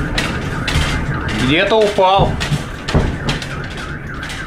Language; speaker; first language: Russian; native; Russian